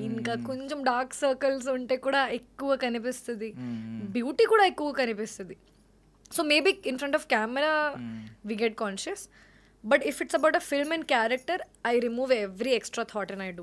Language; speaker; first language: Telugu; non-native, learner; Hindi